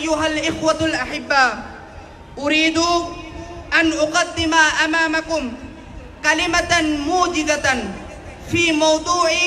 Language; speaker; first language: Arabic; non-native, learner; Bangla